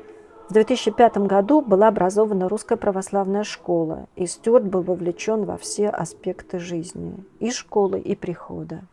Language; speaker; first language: Russian; native; Russian